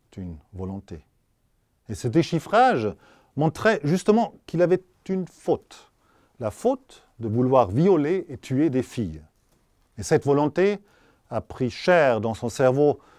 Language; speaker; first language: French; non-native, fluent; German